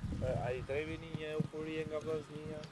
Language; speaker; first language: Albanian; native; Albanian